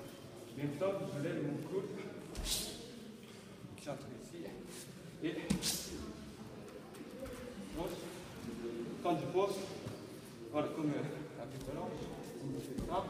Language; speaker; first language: French; non-native, learner; Japanese